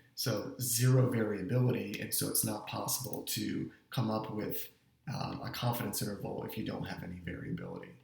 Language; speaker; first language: English; native; English